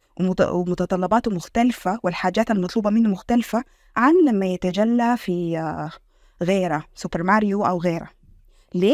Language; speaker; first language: Arabic; native; Arabic